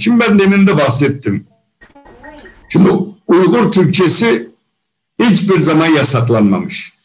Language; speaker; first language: Turkish; non-native, fluent; Uyghur